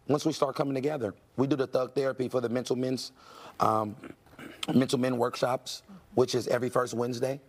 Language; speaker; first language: English; native; English